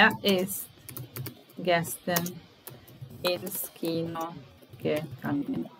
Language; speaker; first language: German; non-native, fluent; Serbian